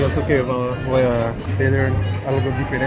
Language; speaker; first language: Spanish; non-native, learner; English